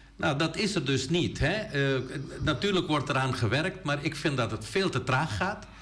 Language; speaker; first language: Dutch; native; Dutch